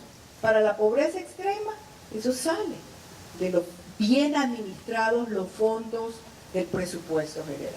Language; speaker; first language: Spanish; native; Spanish